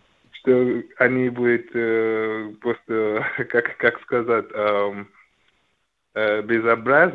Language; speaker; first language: Russian; non-native, learner; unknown